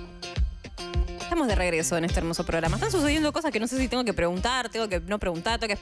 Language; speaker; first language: Spanish; native; Spanish